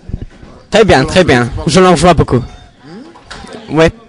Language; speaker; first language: French; non-native, learner; English